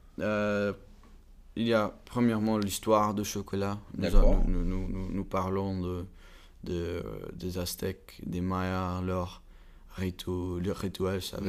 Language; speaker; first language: French; non-native, learner; Dutch